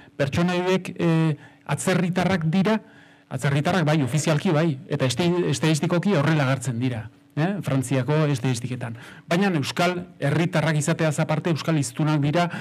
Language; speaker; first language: Basque; native; Basque